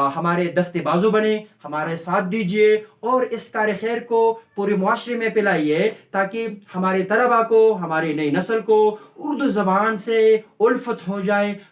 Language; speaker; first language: Urdu; native; Urdu